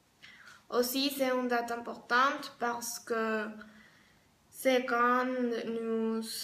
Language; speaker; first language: French; non-native, learner; Spanish